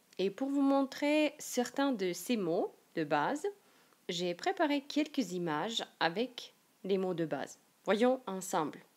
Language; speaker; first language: French; non-native, fluent; Russian